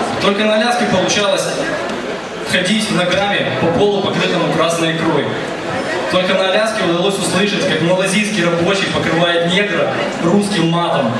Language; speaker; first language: Russian; native; Russian